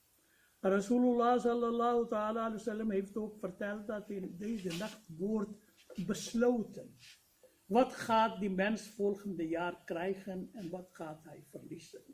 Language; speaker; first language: Dutch; non-native, fluent; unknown